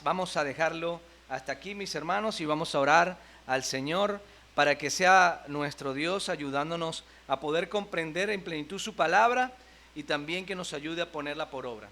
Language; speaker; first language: Spanish; native; Spanish